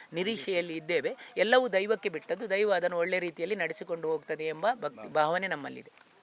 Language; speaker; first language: Kannada; native; Kannada